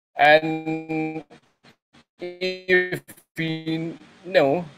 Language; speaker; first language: English; non-native, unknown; Indonesian